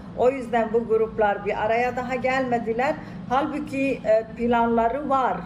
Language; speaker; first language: Turkish; non-native, fluent; Arabic